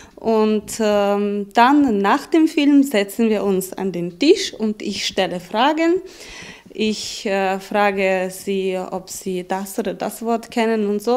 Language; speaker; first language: German; non-native, fluent; Ukrainian